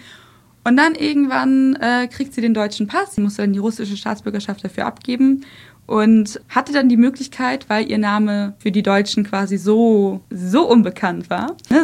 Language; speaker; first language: German; early bilingual, other home language; Russian